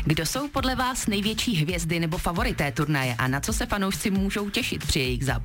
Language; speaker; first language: Czech; native; Czech